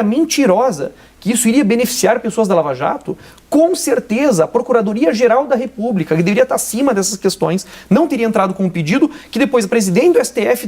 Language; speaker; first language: Portuguese; native; Portuguese